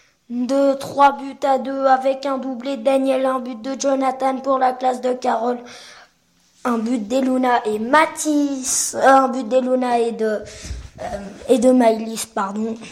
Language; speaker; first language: French; native; French